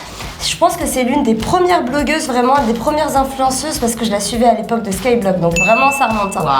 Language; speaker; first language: French; native; French